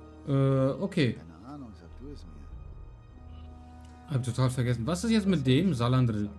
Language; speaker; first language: German; native; German